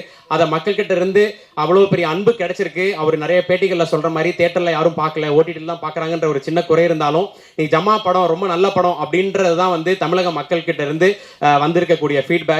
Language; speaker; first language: Tamil; native; Tamil